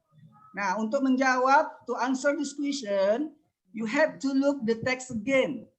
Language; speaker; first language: English; non-native, learner; Indonesian